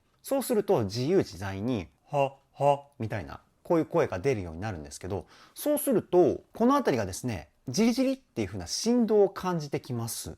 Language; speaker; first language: Japanese; native; Japanese